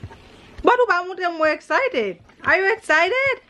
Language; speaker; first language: English; non-native, learner; Haitian Creole